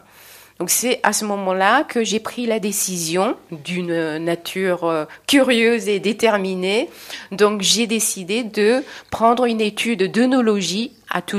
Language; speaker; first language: French; non-native, fluent; Chinese